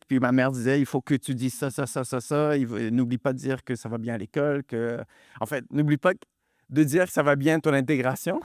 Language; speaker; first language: French; early bilingual, other home language; Hungarian